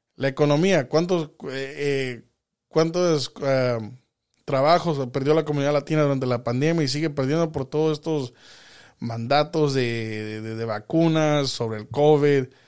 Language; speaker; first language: Spanish; early bilingual, heritage; Spanish